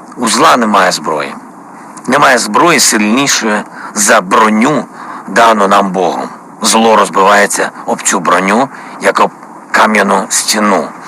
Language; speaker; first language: Ukrainian; non-native, local second language; Russian